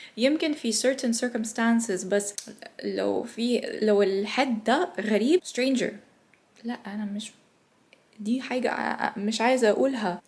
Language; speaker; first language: Egyptian Arabic; non-native, learner; English